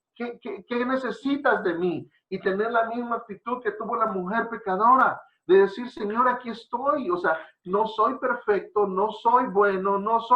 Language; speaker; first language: Spanish; native; Spanish